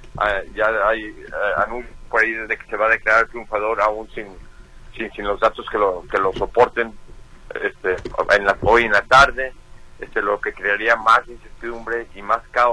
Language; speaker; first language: Spanish; native; Spanish